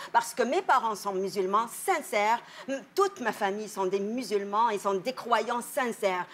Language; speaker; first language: French; non-native, local second language; Arabic